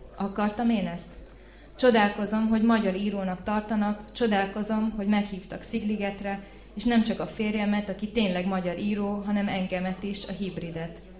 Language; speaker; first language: Hungarian; early bilingual, heritage; Hungarian